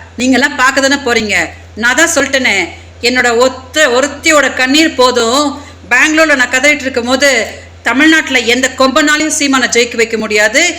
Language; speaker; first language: Tamil; native; Tamil